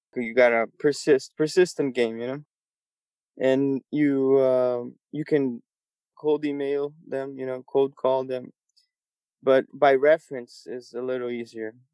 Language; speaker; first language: English; non-native, fluent; Portuguese